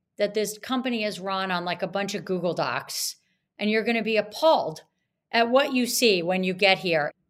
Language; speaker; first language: English; native; English